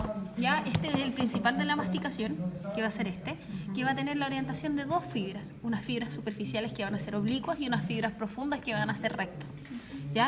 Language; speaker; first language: Spanish; native; Spanish